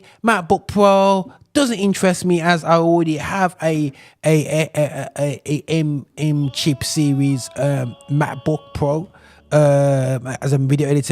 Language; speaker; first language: English; native; English